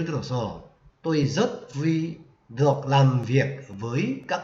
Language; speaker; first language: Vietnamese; non-native, fluent; Korean